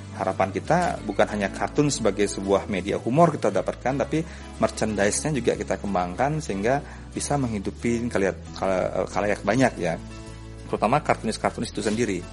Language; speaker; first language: Indonesian; native; Indonesian